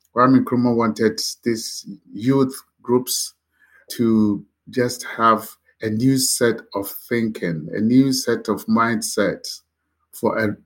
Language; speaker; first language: English; non-native, local second language; Akan